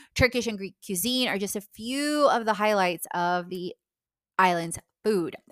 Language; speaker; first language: English; non-native, fluent; Polish